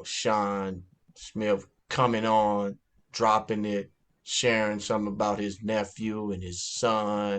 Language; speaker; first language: English; native; English